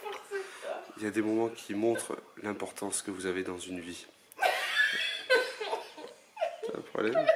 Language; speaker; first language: French; native; French